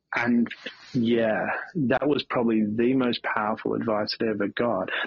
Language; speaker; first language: English; native; English